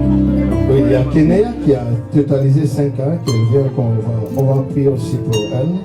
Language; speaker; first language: French; non-native, local second language; Lingala